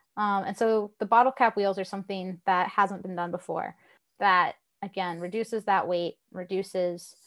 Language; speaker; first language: English; native; English